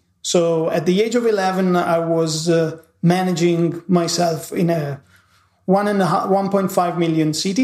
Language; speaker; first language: English; non-native, fluent; Italian